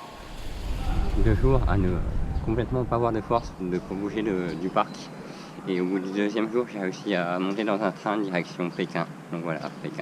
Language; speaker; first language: French; native; French